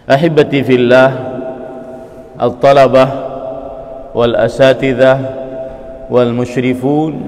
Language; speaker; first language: Arabic; non-native, fluent; Indonesian